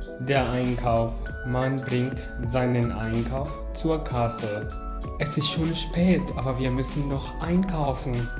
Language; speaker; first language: German; non-native, fluent; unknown